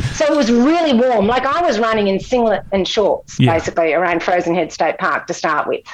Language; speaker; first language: English; native; English